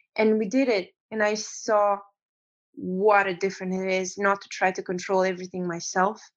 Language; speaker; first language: English; non-native, fluent; Romanian